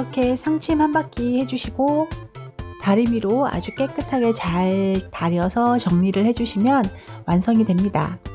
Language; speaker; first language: Korean; native; Korean